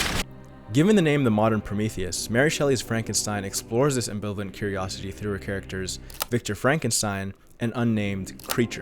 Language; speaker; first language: English; native; English